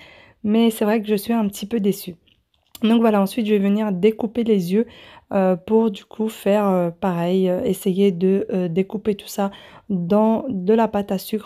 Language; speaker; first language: French; native; French